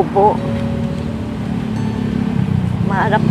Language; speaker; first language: Filipino; non-native, learner; Vietnamese